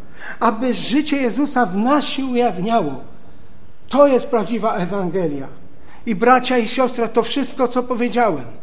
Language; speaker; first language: Polish; native; Polish